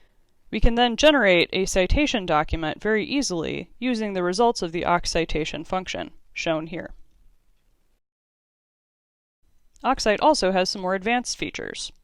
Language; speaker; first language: English; native; English